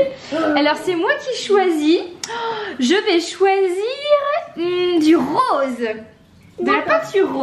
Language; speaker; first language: French; native; French